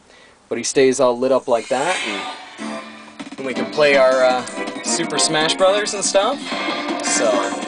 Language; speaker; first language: English; native; English